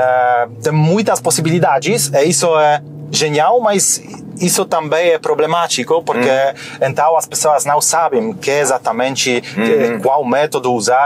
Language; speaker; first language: Portuguese; non-native, fluent; Polish